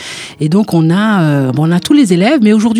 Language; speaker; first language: French; native; French